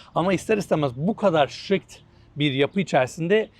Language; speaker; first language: Turkish; native; Turkish